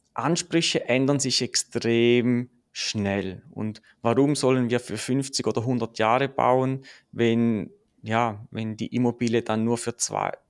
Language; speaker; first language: German; native; German